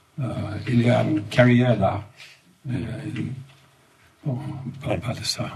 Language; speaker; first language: French; non-native, fluent; English